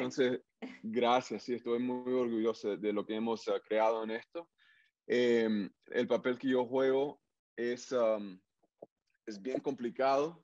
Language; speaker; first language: Spanish; early bilingual, heritage; English